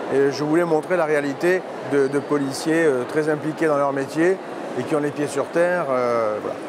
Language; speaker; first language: French; native; French